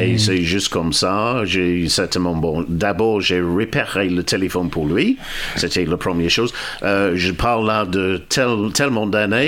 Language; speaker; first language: French; non-native, fluent; English